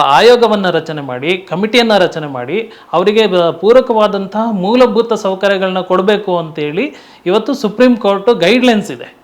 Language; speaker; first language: Kannada; non-native, local second language; Tulu